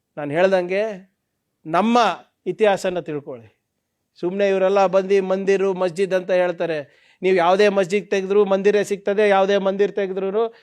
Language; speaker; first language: Kannada; non-native, local second language; Lambadi